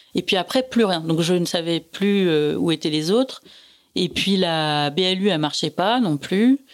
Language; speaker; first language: French; native; French